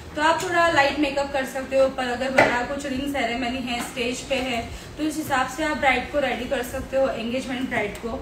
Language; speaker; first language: Hindi; non-native, local second language; Gujarati